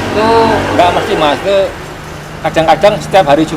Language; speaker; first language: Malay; non-native, local second language; Javanese